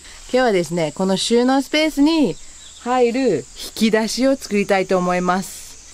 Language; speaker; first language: Japanese; early bilingual, heritage; Japanese